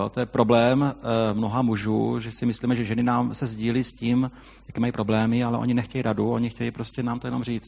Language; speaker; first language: Czech; native; Czech